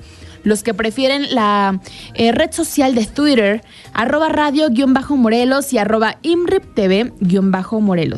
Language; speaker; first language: Spanish; native; Spanish